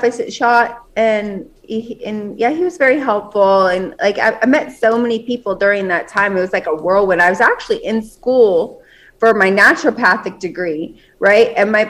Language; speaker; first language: English; native; English